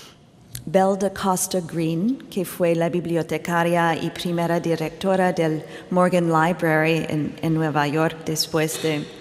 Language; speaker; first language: Spanish; non-native, fluent; English